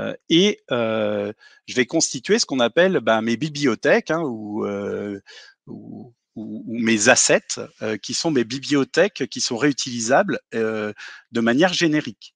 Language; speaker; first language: French; native; French